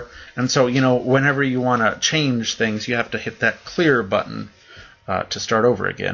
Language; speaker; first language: English; native; English